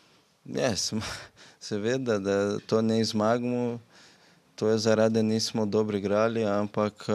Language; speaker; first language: Slovenian; non-native, learner; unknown